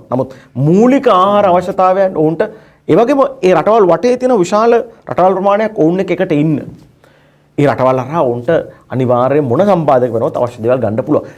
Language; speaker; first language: Sinhala; native; Sinhala